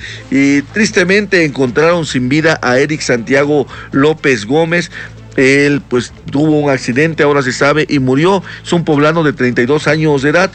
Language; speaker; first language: Spanish; native; Spanish